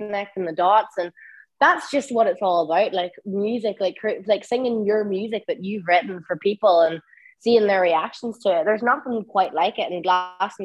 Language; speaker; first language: English; native; English